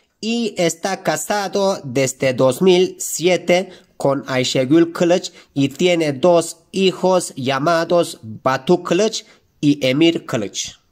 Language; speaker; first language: Spanish; non-native, fluent; Turkish